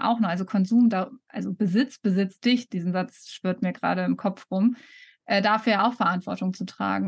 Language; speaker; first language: German; native; German